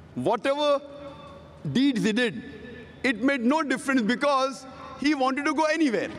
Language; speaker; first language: English; non-native, local second language; Konkani